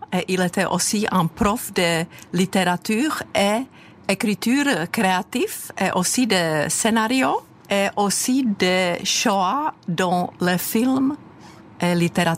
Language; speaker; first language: French; non-native, fluent; Czech